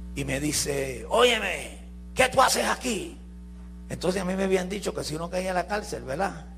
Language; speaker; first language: Spanish; early bilingual, heritage; Spanish